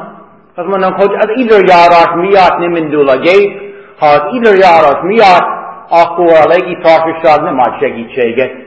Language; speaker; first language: Hungarian; non-native, fluent; English